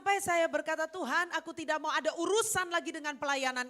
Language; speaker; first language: Indonesian; native; Indonesian